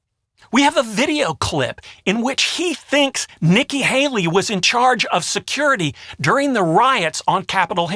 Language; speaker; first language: English; native; English